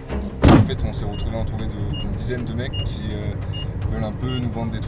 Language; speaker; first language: French; native; French